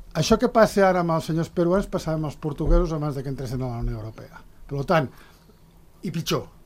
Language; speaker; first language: Catalan; native; Catalan